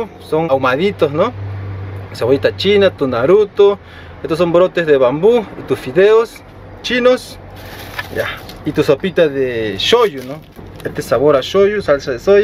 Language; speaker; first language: Spanish; native; Spanish